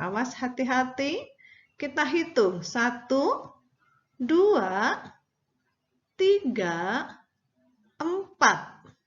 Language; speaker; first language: Indonesian; native; Indonesian